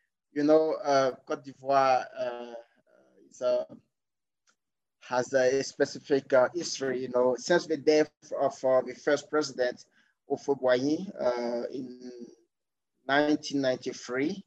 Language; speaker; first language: English; non-native, fluent; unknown